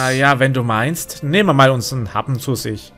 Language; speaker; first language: German; native; German